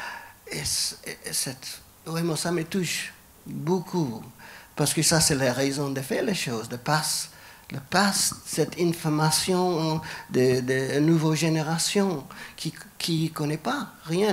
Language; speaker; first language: French; non-native, fluent; English